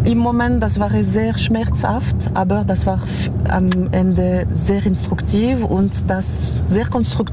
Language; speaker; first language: German; non-native, local second language; French